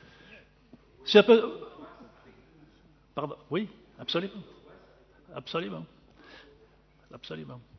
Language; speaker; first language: French; native; French